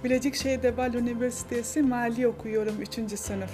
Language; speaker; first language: Turkish; non-native, learner; Albanian